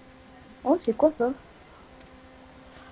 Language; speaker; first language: French; native; French